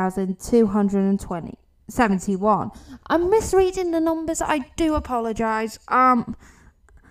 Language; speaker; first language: English; native; English